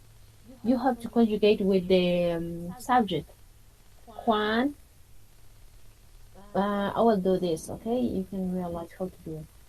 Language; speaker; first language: English; non-native, fluent; Spanish